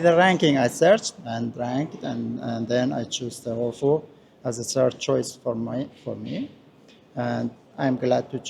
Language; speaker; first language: English; non-native, learner; Persian